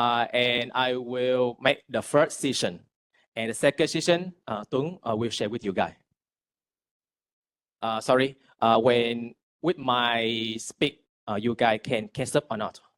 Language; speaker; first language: English; non-native, fluent; Vietnamese